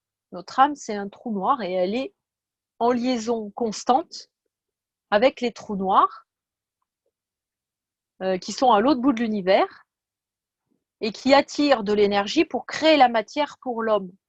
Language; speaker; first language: French; native; French